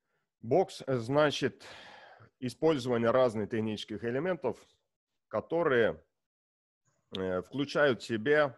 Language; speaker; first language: Russian; non-native, learner; Estonian